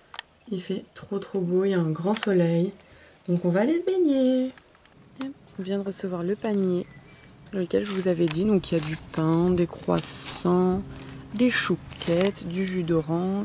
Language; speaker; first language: French; native; French